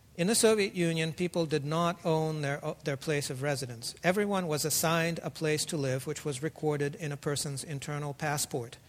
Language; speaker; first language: English; early bilingual, other home language; Russian